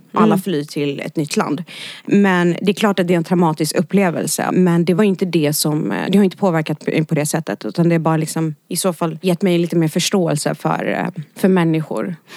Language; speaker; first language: Swedish; early bilingual, other home language; Arabic